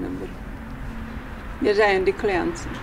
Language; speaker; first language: German; early bilingual, heritage; German